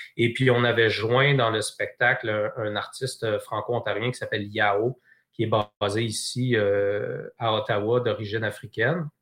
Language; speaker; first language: French; native; French